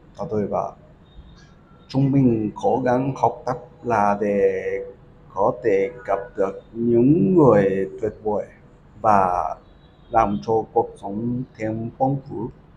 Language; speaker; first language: Vietnamese; non-native, learner; Japanese